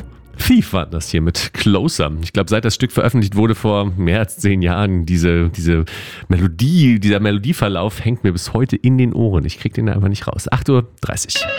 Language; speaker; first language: German; native; German